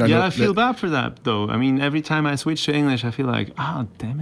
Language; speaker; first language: English; non-native, fluent; Swiss German